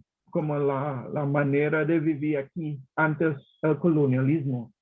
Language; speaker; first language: Spanish; non-native, learner; English